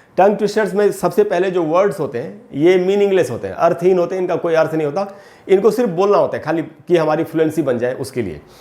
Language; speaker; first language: Hindi; native; Hindi